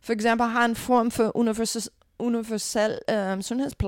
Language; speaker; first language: Danish; non-native, fluent; English